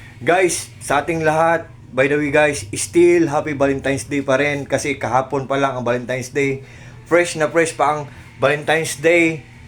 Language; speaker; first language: Filipino; non-native, local second language; Cebuano